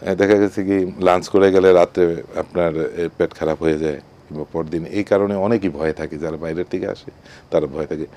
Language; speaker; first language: Bangla; native; Bangla